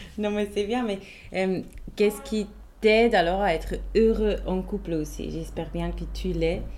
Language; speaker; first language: French; non-native, fluent; German